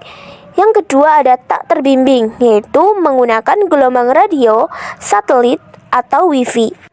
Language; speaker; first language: Indonesian; native; Indonesian